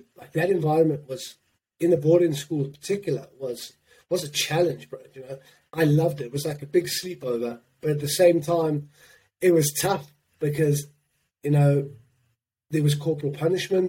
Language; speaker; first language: English; native; English